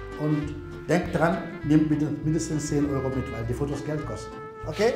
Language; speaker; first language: German; non-native, fluent; Wolof